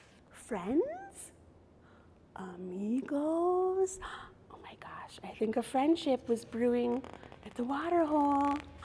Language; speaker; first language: English; native; English